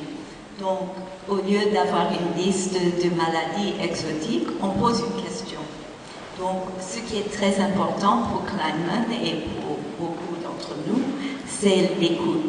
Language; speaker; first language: French; non-native, fluent; English